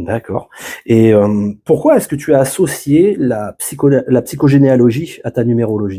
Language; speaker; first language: French; native; French